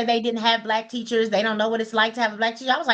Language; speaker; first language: English; native; English